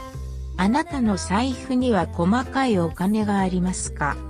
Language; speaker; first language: Japanese; non-native, learner; English